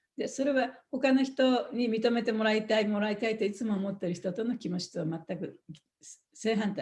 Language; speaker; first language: Japanese; native; Japanese